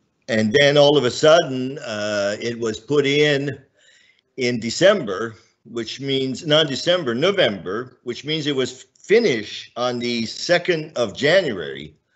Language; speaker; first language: English; non-native, local second language; French